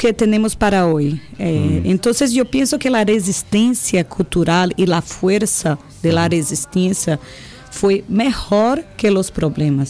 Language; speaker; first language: Spanish; non-native, learner; Portuguese